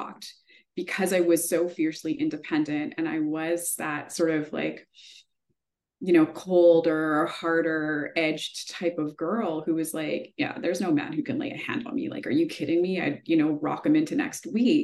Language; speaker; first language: English; native; English